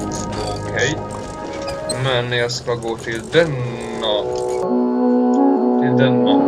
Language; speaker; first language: Swedish; non-native, learner; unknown